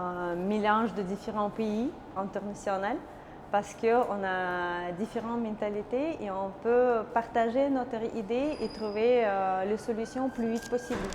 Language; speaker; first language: French; non-native, learner; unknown